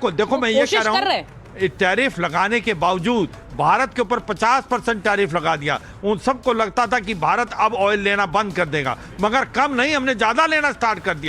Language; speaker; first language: Hindi; native; Hindi